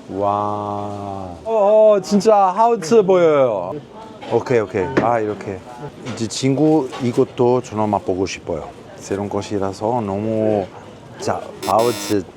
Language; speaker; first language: Korean; non-native, fluent; Italian